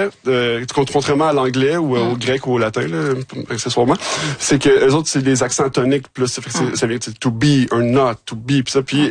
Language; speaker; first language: French; native; French